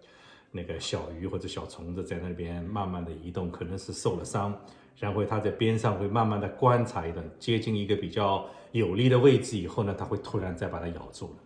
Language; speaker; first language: Chinese; native; Chinese